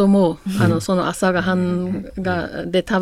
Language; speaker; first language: Japanese; non-native, learner; German